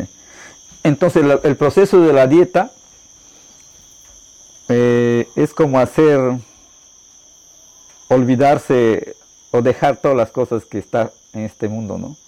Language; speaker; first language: Spanish; non-native, local second language; Shipibo-Conibo